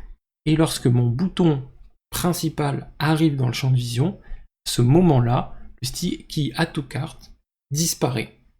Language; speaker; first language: French; native; French